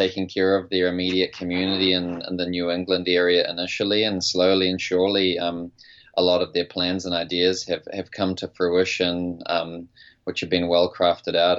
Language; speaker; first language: English; native; English